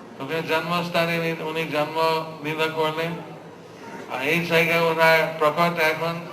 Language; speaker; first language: Bangla; non-native, fluent; English